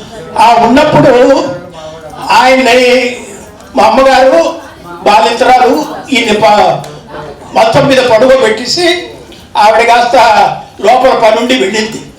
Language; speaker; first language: Telugu; native; Telugu